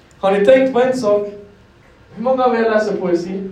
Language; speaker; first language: Swedish; non-native, fluent; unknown